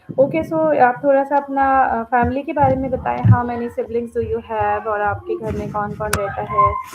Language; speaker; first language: Urdu; native; Urdu